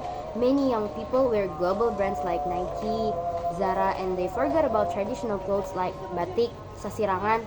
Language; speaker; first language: English; non-native, learner; Indonesian